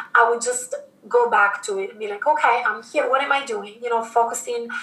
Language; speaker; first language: English; non-native, fluent; Italian